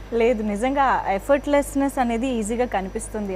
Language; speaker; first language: Telugu; native; Telugu